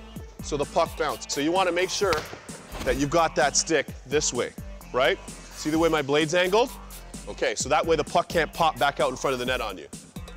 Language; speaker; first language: English; native; English